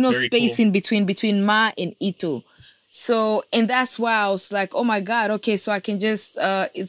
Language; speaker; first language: English; non-native, fluent; Kikuyu